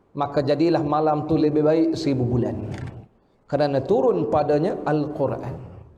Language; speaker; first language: Malay; native; Malay